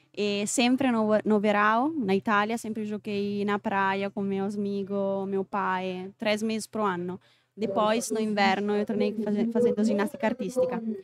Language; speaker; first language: Portuguese; non-native, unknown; Italian